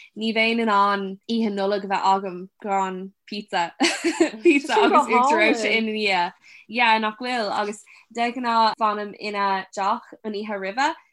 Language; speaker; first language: Irish; non-native, local second language; English